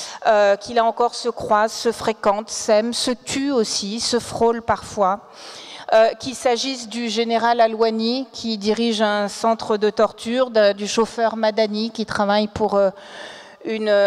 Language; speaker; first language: French; native; French